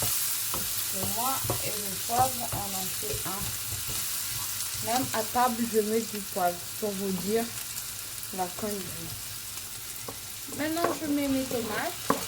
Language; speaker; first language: French; non-native, local second language; Malagasy